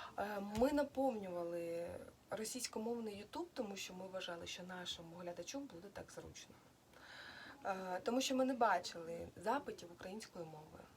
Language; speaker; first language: Ukrainian; non-native, local second language; Russian